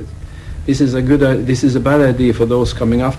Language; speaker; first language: English; non-native, fluent; Norwegian